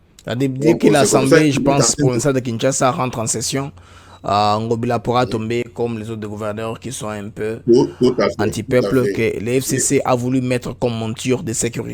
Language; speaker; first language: French; non-native, local second language; Lingala